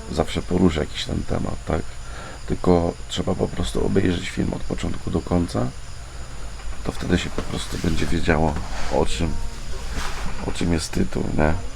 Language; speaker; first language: Polish; native; Polish